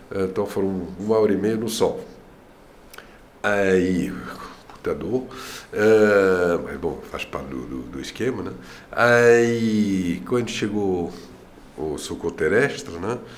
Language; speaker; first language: Portuguese; non-native, fluent; French